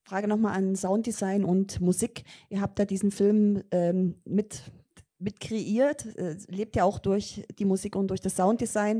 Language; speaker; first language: German; native; German